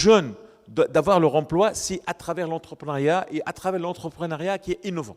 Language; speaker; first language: French; non-native, local second language; Arabic